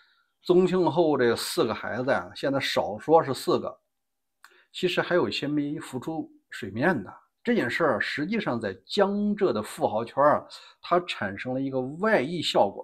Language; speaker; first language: Chinese; native; Chinese